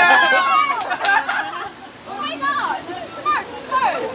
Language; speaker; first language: English; non-native, learner; Korean